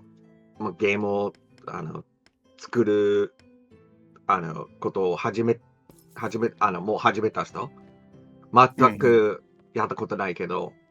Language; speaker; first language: Japanese; non-native, fluent; English